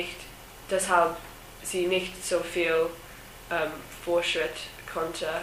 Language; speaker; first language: German; non-native, learner; English